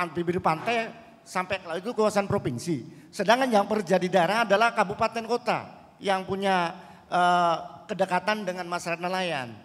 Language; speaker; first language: Indonesian; native; Indonesian